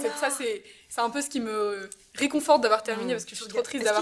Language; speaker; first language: French; native; French